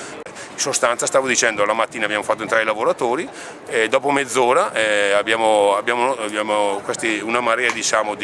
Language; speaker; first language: Italian; native; Italian